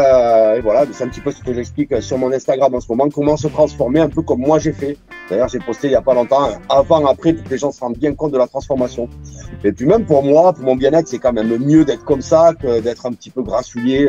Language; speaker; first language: French; native; French